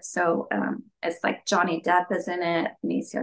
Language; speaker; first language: English; native; English